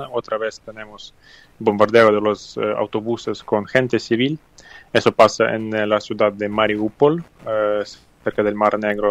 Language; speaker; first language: Spanish; non-native, fluent; Ukrainian